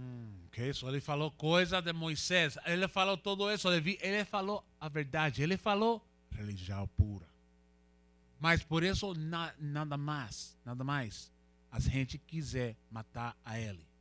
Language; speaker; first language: Portuguese; non-native, learner; Spanish